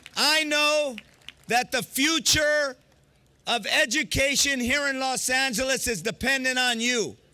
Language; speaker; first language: English; early bilingual, other home language; Spanish